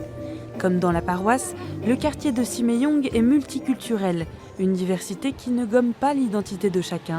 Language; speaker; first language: French; native; French